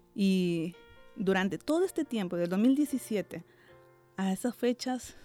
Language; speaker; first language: Spanish; native; Spanish